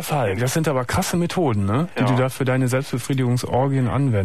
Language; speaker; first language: German; native; German